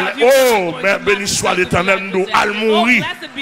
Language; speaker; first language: French; non-native, local second language; Haitian Creole